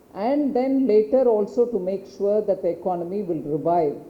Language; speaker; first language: English; non-native, local second language; Tamil